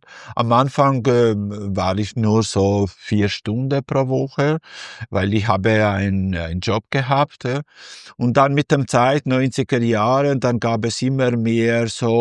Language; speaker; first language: German; non-native, fluent; Albanian